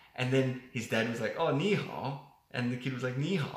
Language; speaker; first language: English; native; English